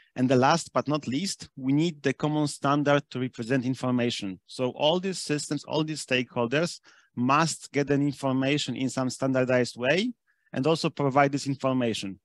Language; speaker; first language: English; non-native, fluent; German